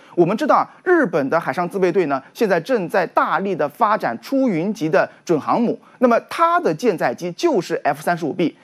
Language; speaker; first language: Chinese; native; Chinese